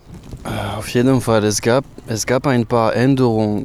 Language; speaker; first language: German; non-native, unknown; French